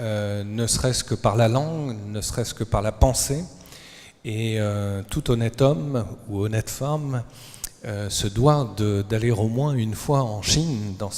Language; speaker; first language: French; native; French